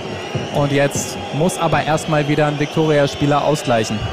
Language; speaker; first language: German; native; German